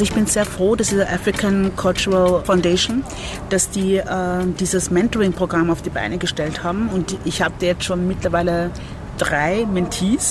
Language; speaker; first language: German; early bilingual, other home language; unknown